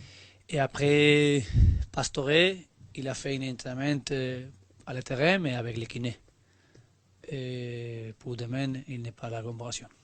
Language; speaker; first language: French; non-native, learner; Spanish